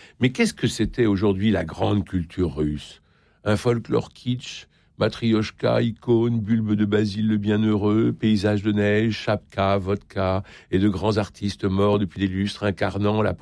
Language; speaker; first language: French; native; French